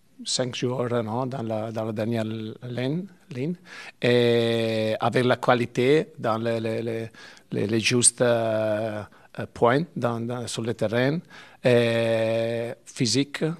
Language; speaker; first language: French; non-native, learner; Italian